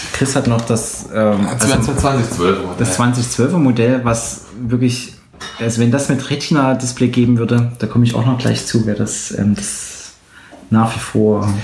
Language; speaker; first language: German; native; German